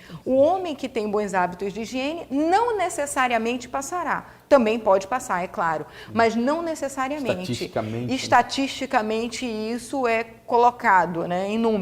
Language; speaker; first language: Portuguese; native; Portuguese